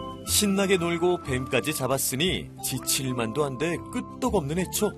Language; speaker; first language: Korean; native; Korean